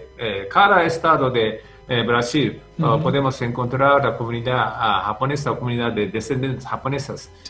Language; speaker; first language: Spanish; non-native, fluent; Japanese